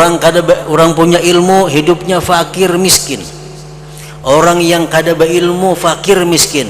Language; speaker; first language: Indonesian; non-native, local second language; Banjar